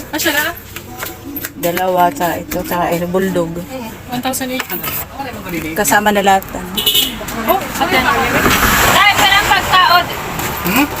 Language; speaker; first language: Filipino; non-native, local second language; Waray